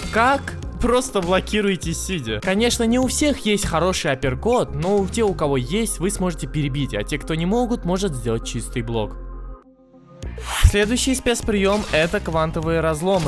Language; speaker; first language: Russian; native; Russian